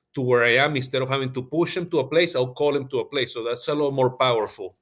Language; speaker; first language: English; non-native, fluent; Spanish